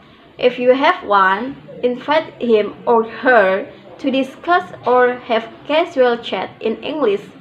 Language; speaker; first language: English; non-native, learner; Indonesian